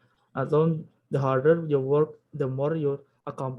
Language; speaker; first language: English; non-native, learner; Indonesian